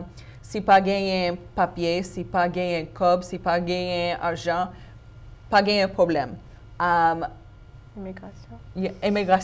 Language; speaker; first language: Haitian Creole; non-native, learner; English